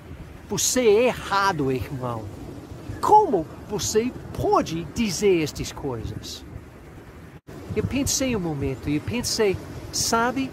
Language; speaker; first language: Portuguese; non-native, fluent; English